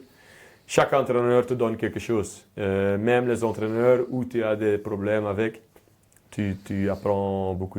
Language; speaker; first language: French; non-native, local second language; Dutch